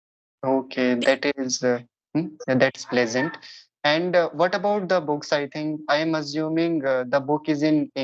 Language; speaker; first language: English; non-native, local second language; Hindi